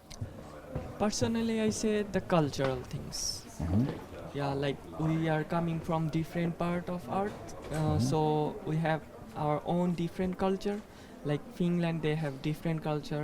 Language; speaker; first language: English; non-native, fluent; Bangla